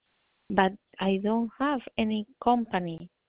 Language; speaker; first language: English; non-native, learner; Spanish